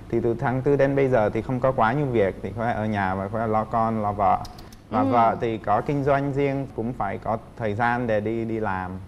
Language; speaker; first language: Vietnamese; non-native, fluent; Czech